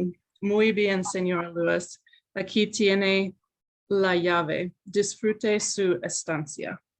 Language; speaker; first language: Spanish; non-native, learner; English